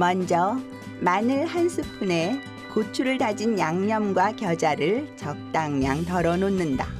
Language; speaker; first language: Korean; native; Korean